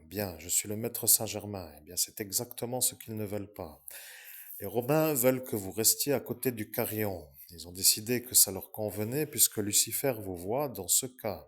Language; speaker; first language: French; native; French